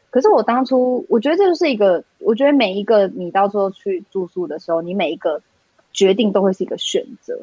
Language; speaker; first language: Chinese; native; Chinese